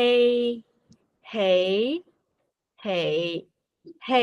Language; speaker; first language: Chinese; non-native, learner; Vietnamese